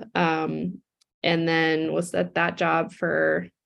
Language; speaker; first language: English; native; English